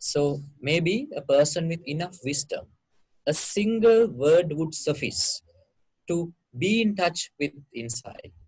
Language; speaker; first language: English; non-native, local second language; Sinhala